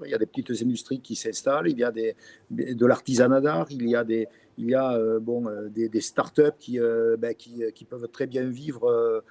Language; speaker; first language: French; native; French